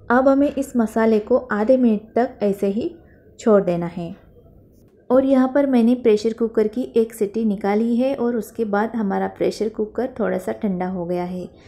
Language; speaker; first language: Hindi; non-native, local second language; Marathi